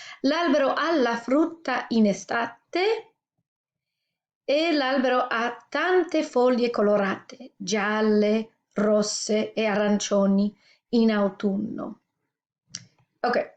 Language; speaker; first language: Italian; non-native, fluent; English